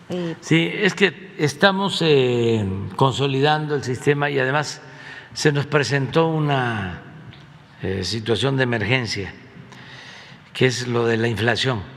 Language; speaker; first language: Spanish; native; Spanish